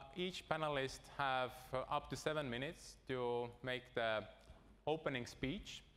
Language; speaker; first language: English; non-native, fluent; Estonian